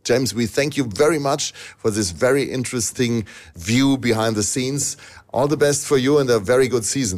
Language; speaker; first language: English; non-native, fluent; German